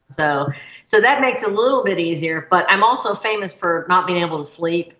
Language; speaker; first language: English; native; English